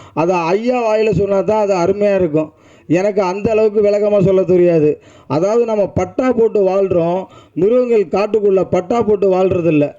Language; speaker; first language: Tamil; native; Tamil